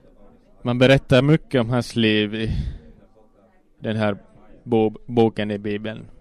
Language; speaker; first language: Swedish; non-native, local second language; Finnish